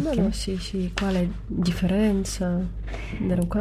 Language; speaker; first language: Italian; non-native, learner; Ukrainian